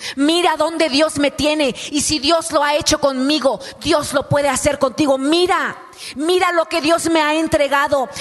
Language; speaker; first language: Spanish; native; Spanish